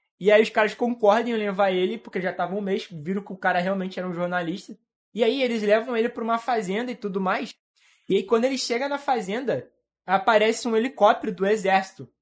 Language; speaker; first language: Portuguese; native; Portuguese